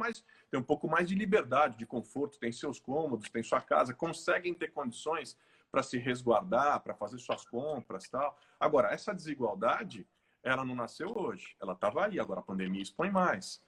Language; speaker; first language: Portuguese; native; Portuguese